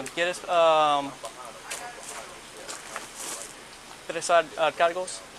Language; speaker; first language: Spanish; early bilingual, heritage; Spanish